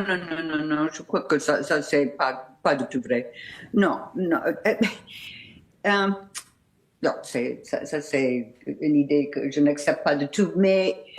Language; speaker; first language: French; non-native, fluent; English